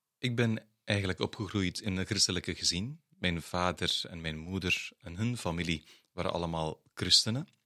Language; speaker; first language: Dutch; non-native, fluent; Tamil